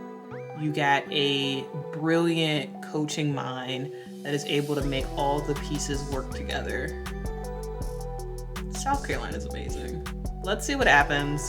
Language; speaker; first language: English; native; English